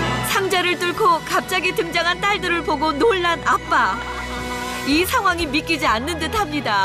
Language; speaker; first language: Korean; native; Korean